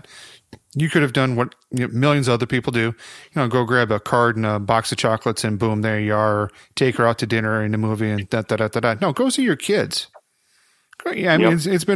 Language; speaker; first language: English; native; English